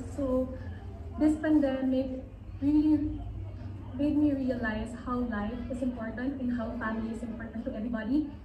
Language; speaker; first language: English; non-native, local second language; Filipino